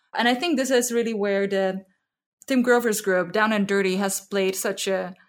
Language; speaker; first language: English; non-native, fluent; Czech